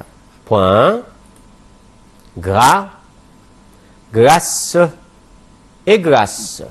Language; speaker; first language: French; non-native, fluent; Arabic